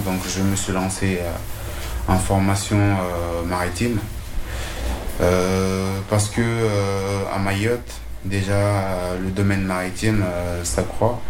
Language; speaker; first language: French; non-native, local second language; Comorian